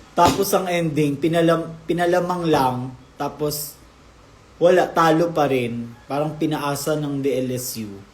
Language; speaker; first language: Filipino; native; Filipino